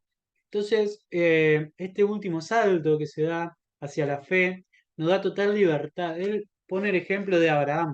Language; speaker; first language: Spanish; native; Spanish